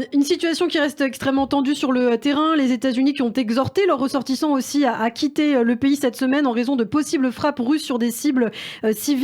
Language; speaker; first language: French; native; French